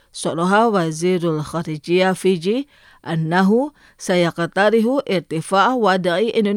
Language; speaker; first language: Arabic; non-native, fluent; Indonesian